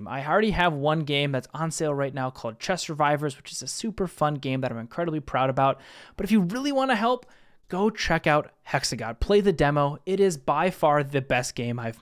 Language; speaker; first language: English; native; English